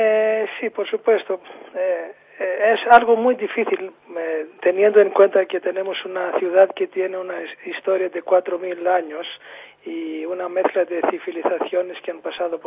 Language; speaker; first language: Spanish; non-native, fluent; Greek